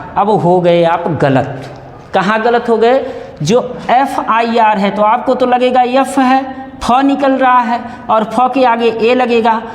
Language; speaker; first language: Hindi; native; Hindi